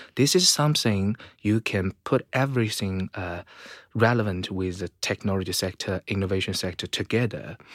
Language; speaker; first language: English; non-native, fluent; Chinese